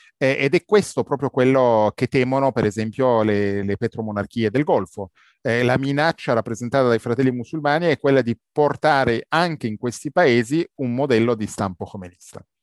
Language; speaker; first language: Italian; non-native, fluent; Arabic